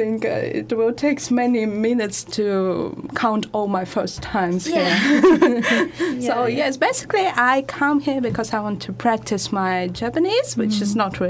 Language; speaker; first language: English; non-native, learner; Russian